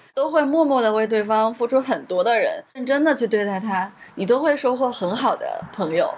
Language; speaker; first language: Chinese; native; Chinese